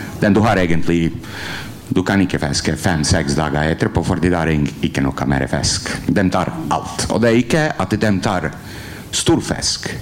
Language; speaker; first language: Norwegian; non-native, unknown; Croatian